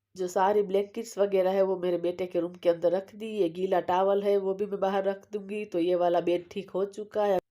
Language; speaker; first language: Hindi; non-native, local second language; Gujarati